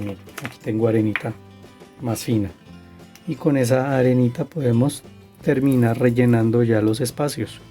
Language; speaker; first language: Spanish; native; Spanish